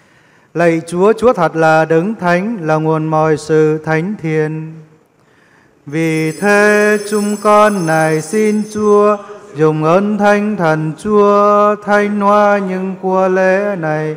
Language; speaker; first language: Vietnamese; native; Vietnamese